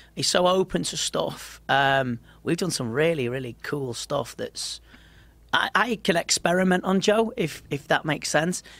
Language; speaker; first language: English; native; English